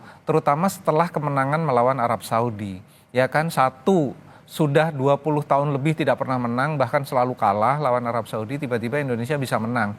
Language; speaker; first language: Indonesian; native; Indonesian